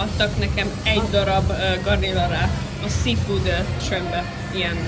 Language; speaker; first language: Hungarian; early bilingual, heritage; Hungarian